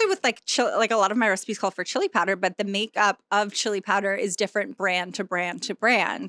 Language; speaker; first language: English; native; English